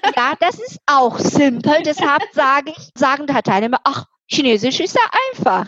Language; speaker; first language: German; non-native, fluent; Chinese